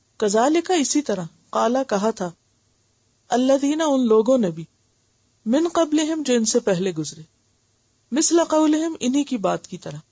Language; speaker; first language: Urdu; non-native, local second language; Punjabi